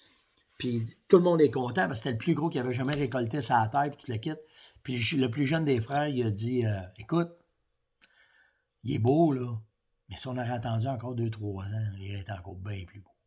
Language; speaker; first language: French; native; French